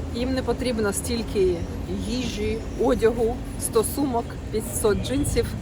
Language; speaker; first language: Ukrainian; non-native, local second language; Russian